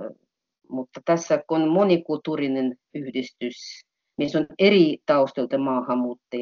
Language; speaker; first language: Finnish; non-native, fluent; Russian